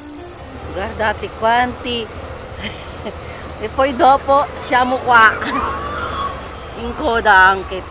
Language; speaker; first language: Italian; non-native, learner; Filipino